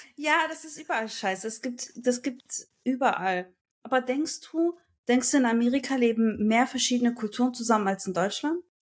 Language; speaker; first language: German; early bilingual, other home language; Turkish